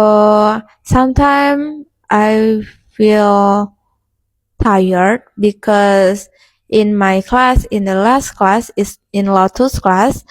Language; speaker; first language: English; non-native, learner; Indonesian